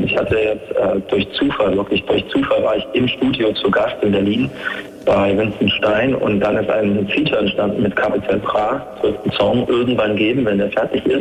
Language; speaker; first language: German; native; German